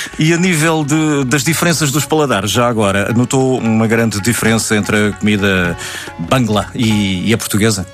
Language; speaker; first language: Portuguese; native; Portuguese